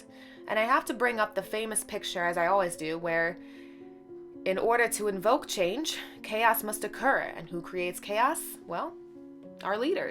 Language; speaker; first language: English; native; English